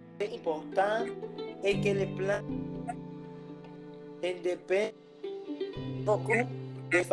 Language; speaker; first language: French; non-native, learner; Spanish